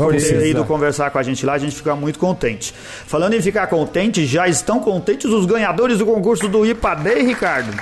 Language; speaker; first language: Portuguese; native; Portuguese